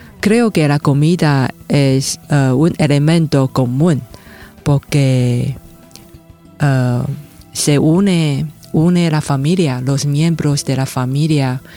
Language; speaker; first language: Spanish; non-native, fluent; Chinese